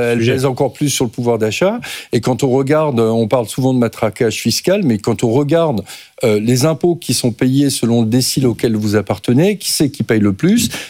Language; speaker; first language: French; native; French